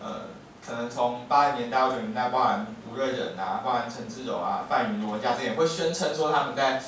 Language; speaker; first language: Chinese; native; Chinese